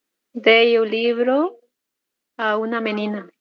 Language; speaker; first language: Portuguese; non-native, learner; Spanish